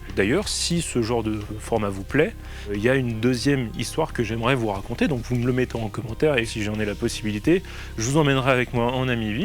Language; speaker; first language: French; native; French